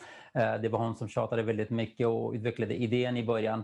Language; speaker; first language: Swedish; non-native, fluent; Kurdish